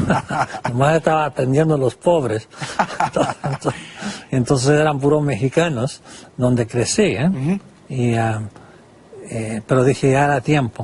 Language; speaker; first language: Spanish; non-native, fluent; English